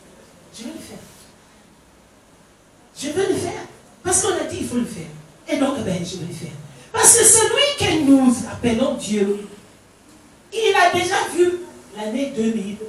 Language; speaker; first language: French; non-native, fluent; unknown